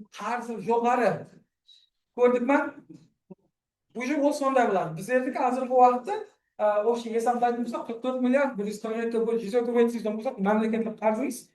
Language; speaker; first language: Uzbek; non-native, local second language; Kara-Kalpak